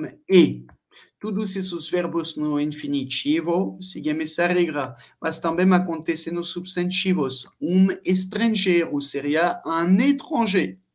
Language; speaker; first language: Portuguese; non-native, fluent; French